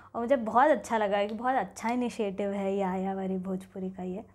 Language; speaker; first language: Hindi; native; Hindi